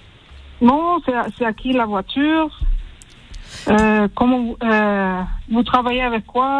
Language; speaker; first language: French; early bilingual, heritage; French